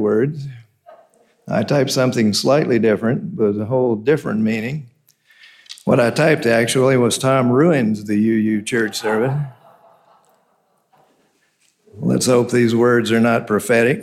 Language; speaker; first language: English; native; English